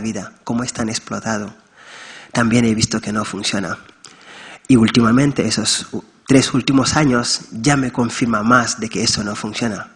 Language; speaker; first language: Spanish; non-native, fluent; Wolof